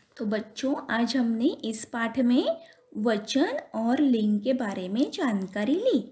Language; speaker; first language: Hindi; non-native, local second language; Marathi